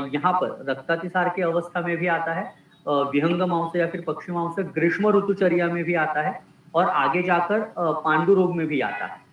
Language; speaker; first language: Hindi; non-native, local second language; Marathi